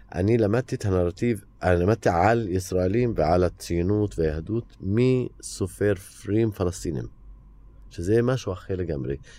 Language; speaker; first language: Hebrew; non-native, local second language; Arabic